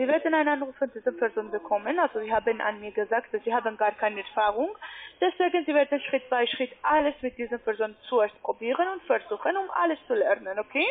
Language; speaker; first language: German; non-native, learner; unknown